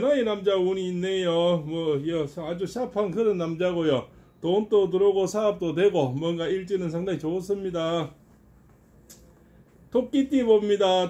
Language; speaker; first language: Korean; native; Korean